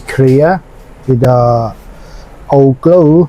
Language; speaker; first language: English; non-native, learner; Thai